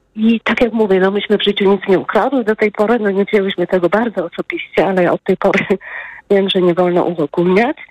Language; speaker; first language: Polish; native; Polish